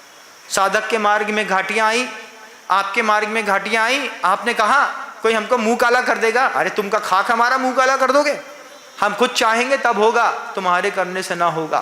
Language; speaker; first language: Hindi; native; Hindi